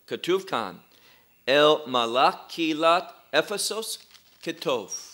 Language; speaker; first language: Hebrew; non-native, fluent; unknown